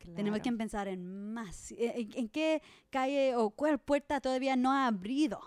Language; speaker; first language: Spanish; non-native, learner; English